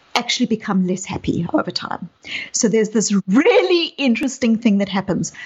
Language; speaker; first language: English; native; English